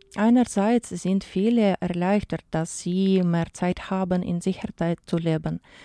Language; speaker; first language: German; non-native, fluent; Ukrainian